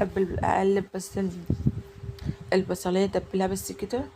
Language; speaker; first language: Arabic; native; Arabic